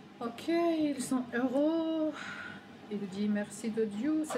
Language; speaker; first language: French; non-native, learner; Ukrainian